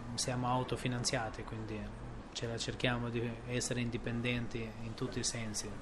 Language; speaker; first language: Italian; non-native, fluent; Albanian